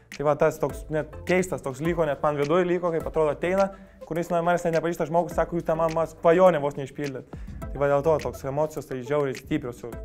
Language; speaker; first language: Lithuanian; native; Lithuanian